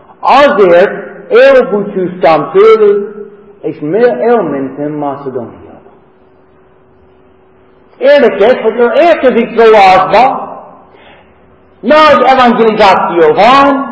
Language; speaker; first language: Hungarian; non-native, learner; English